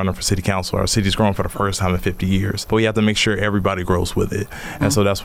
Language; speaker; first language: English; native; English